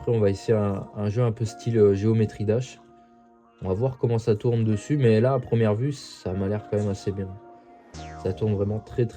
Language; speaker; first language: French; native; French